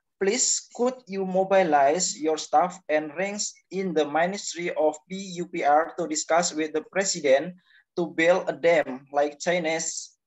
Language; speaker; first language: English; non-native, learner; Indonesian